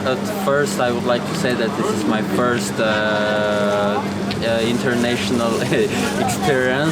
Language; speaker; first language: English; non-native, learner; Georgian